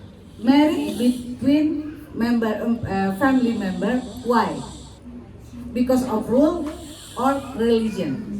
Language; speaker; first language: English; non-native, learner; Thai